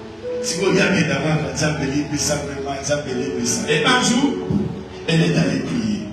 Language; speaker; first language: French; non-native, local second language; Lingala